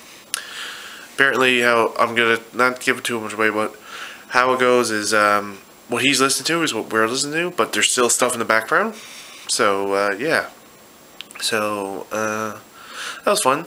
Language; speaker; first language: English; native; English